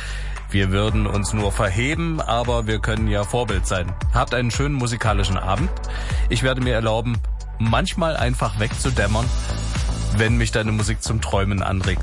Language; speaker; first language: German; native; German